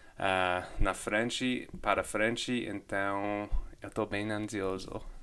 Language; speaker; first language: Portuguese; non-native, fluent; English